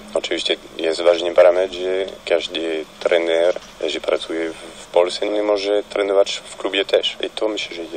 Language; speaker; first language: Polish; non-native, fluent; French